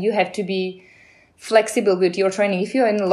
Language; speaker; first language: English; non-native, fluent; Czech